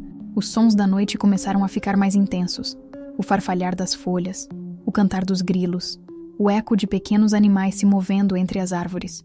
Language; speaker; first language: Portuguese; native; Portuguese